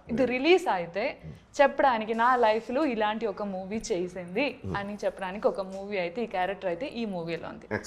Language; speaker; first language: Telugu; non-native, learner; Malayalam